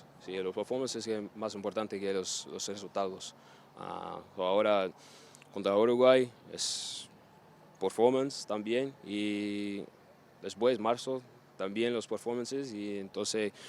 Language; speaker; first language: Spanish; non-native, learner; English